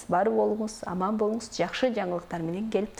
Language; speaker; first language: Kyrgyz; native; Kyrgyz